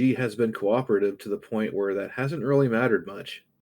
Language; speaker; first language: English; native; English